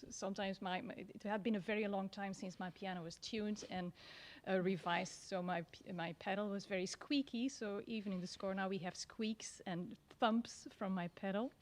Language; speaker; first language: English; non-native, fluent; Dutch